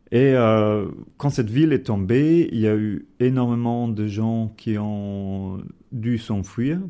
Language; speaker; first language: French; non-native, fluent; German